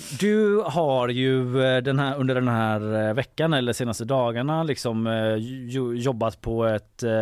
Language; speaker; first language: Swedish; native; Swedish